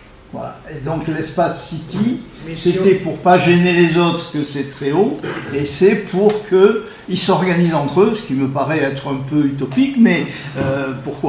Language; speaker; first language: French; native; French